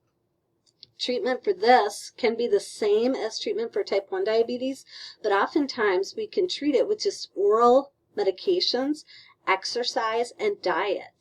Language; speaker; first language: English; native; English